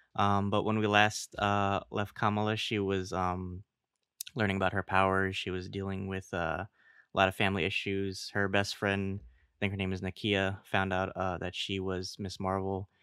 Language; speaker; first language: English; early bilingual, other home language; Filipino